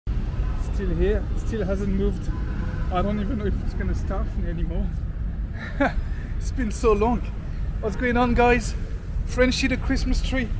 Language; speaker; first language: English; non-native, fluent; French